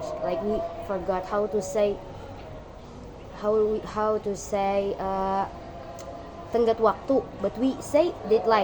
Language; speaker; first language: English; non-native, learner; Indonesian